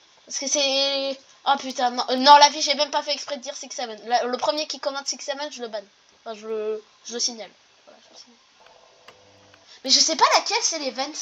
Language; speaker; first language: French; native; French